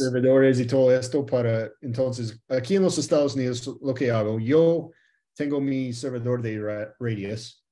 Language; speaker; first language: Spanish; early bilingual, heritage; Spanish